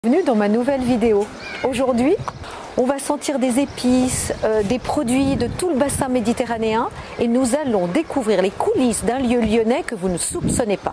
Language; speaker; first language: French; native; French